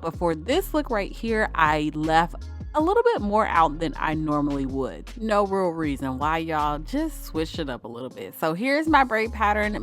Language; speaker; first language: English; native; English